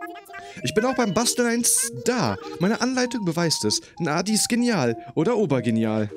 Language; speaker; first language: German; native; German